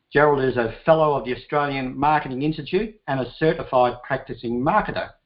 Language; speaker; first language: English; native; English